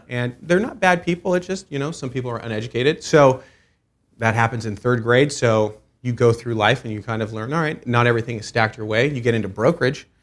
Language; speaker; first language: English; early bilingual, other home language; Persian